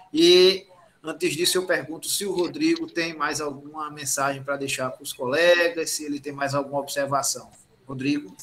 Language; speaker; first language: Portuguese; native; Portuguese